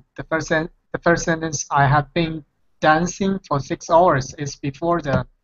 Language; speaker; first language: English; non-native, fluent; Chinese